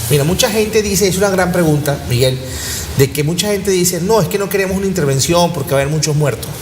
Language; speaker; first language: Spanish; native; Spanish